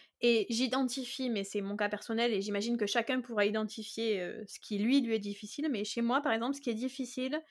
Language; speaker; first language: French; native; French